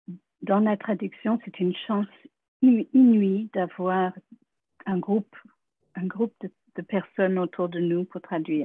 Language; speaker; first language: French; non-native, fluent; English